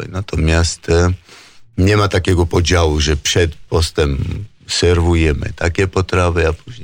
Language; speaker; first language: Polish; non-native, fluent; Georgian